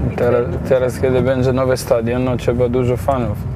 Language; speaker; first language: Polish; non-native, learner; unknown